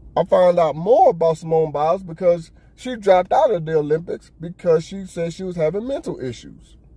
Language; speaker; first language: English; native; English